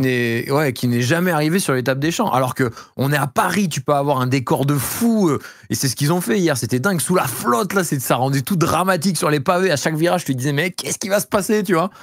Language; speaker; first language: French; native; French